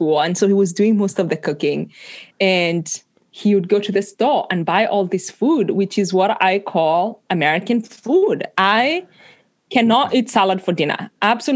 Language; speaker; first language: English; non-native, local second language; Kikuyu